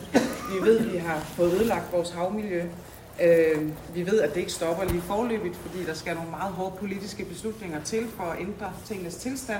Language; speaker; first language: Danish; native; Danish